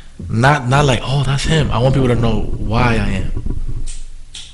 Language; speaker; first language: English; early bilingual, other home language; Spanish